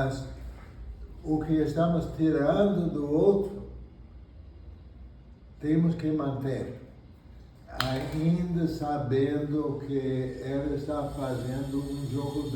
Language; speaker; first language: Portuguese; non-native, fluent; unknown